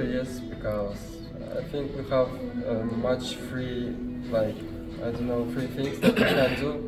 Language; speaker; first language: English; non-native, learner; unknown